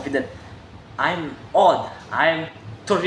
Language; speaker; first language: English; non-native, learner; Indonesian